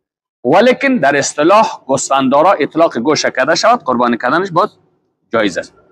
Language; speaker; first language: Persian; native; Persian